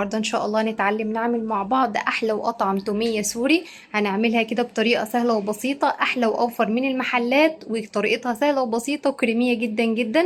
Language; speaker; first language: Arabic; native; Arabic